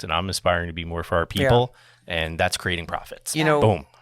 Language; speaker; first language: English; native; English